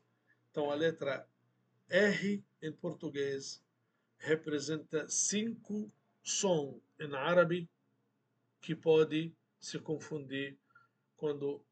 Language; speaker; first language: Portuguese; non-native, fluent; Arabic